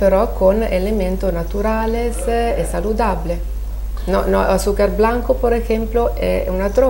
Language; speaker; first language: Spanish; non-native, learner; Italian